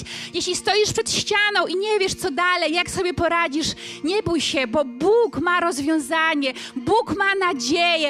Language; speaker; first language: Polish; native; Polish